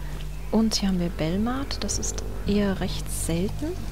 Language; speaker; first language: German; native; German